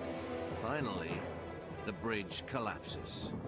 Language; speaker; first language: English; native; English